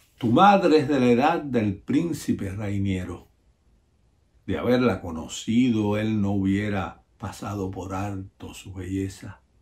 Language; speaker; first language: Spanish; native; Spanish